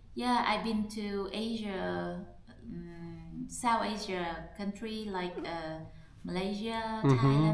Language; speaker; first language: English; non-native, learner; Vietnamese